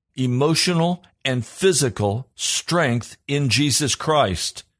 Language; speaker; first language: English; native; English